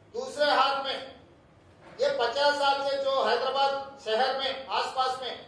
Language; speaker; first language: Hindi; non-native, local second language; Telugu